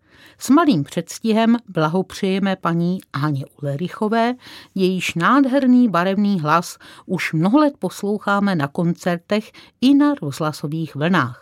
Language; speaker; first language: Czech; native; Czech